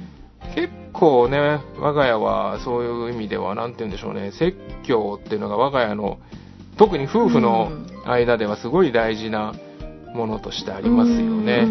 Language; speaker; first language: Japanese; native; Japanese